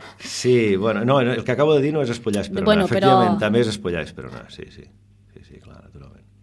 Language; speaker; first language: Catalan; non-native, local second language; Spanish